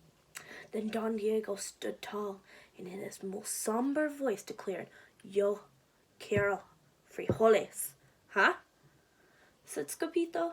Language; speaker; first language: English; native; English